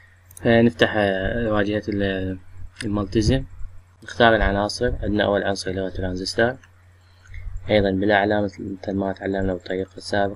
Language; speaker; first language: Arabic; native; Arabic